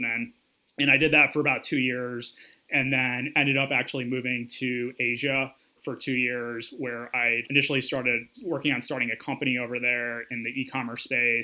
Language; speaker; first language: English; native; English